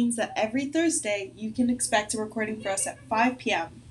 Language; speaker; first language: English; native; English